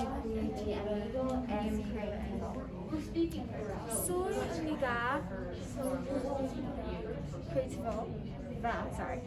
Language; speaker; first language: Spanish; non-native, learner; English